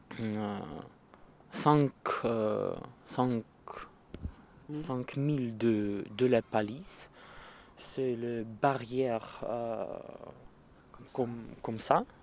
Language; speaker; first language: French; non-native, learner; Russian